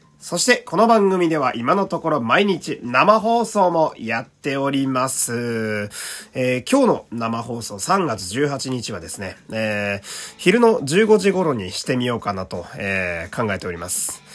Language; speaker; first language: Japanese; native; Japanese